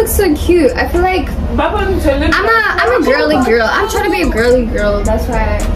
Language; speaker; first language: English; non-native, local second language; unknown